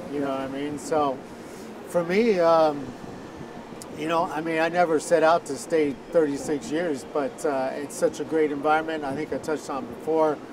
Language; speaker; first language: English; native; English